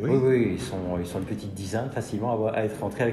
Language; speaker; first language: French; native; French